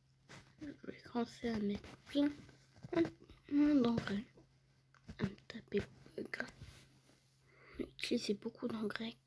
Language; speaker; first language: French; native; French